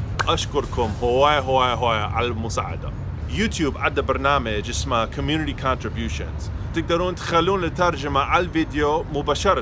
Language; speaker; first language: Arabic; non-native, fluent; English